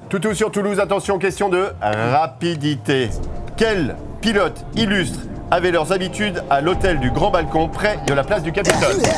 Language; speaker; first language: French; native; French